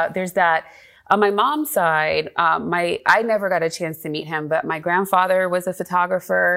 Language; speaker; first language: English; native; English